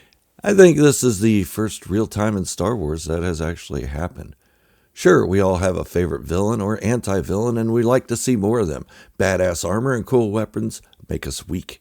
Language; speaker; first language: English; native; English